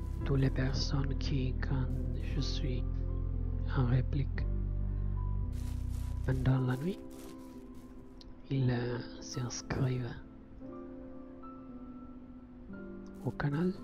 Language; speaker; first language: French; non-native, learner; Italian